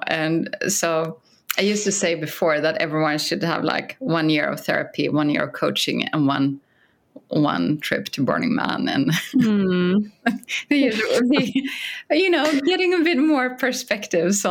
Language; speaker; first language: English; non-native, fluent; Swedish